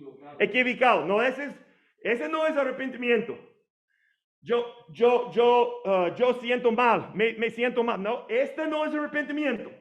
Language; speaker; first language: Spanish; non-native, fluent; English